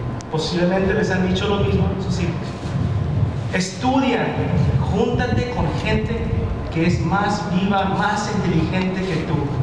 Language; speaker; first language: Spanish; early bilingual, heritage; Spanish